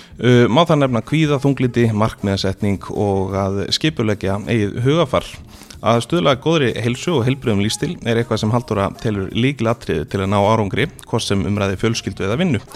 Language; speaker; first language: Icelandic; native; Icelandic